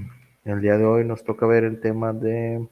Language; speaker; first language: Spanish; native; Spanish